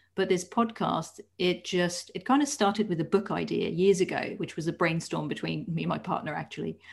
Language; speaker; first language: English; non-native, fluent; Dutch